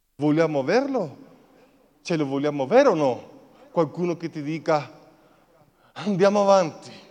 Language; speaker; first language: Italian; non-native, fluent; Spanish